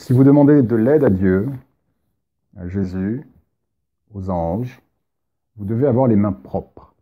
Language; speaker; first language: French; native; French